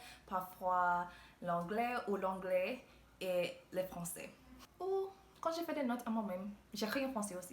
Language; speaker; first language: French; non-native, learner; English